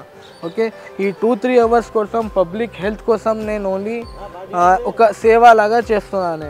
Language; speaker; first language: Telugu; non-native, local second language; Urdu